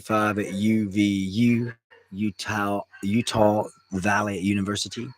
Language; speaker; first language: English; native; English